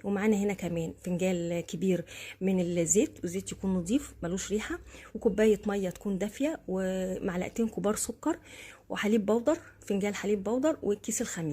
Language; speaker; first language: Arabic; native; Arabic